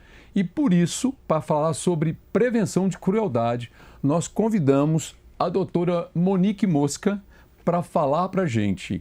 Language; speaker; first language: Portuguese; native; Portuguese